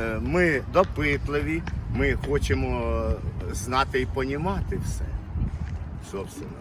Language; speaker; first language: Ukrainian; non-native, local second language; Russian